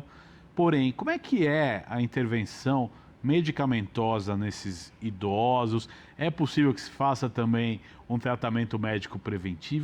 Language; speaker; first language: Portuguese; native; Portuguese